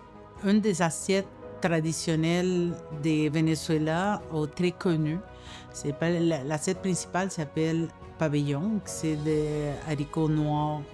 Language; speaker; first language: French; non-native, fluent; Spanish